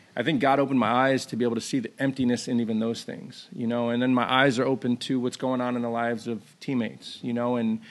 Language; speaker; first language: English; native; English